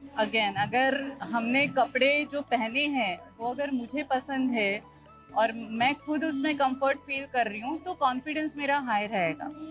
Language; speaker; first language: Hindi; non-native, local second language; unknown